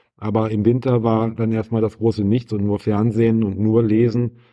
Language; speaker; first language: German; native; German